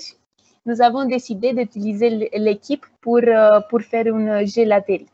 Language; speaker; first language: French; non-native, fluent; Romanian